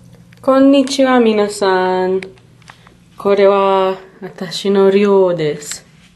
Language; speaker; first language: Japanese; non-native, learner; English